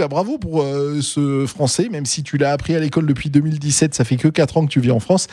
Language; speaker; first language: French; native; French